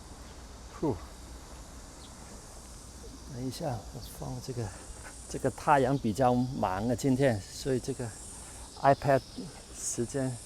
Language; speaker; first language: Chinese; non-native, local second language; Cantonese